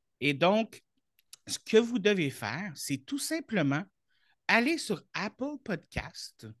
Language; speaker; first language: French; native; French